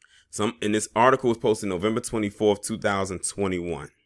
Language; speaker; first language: English; native; English